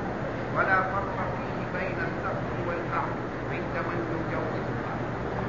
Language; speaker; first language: Arabic; native; Arabic